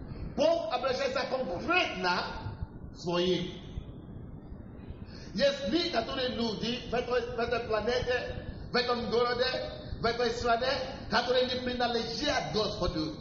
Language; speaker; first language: Russian; non-native, fluent; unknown